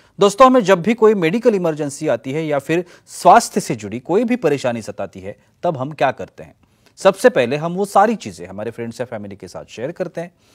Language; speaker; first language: Hindi; non-native, local second language; Marathi